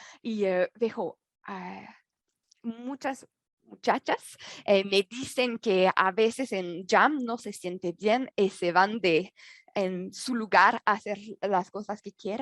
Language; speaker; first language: Spanish; non-native, learner; French